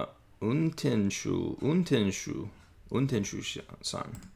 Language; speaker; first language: Japanese; non-native, learner; English